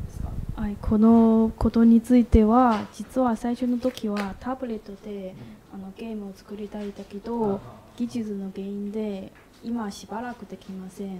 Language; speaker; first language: Japanese; non-native, learner; Chinese